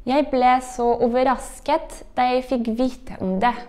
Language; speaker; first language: Norwegian; non-native, fluent; Polish